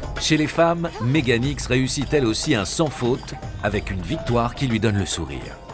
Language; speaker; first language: French; native; French